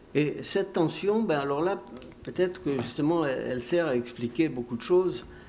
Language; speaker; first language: French; native; French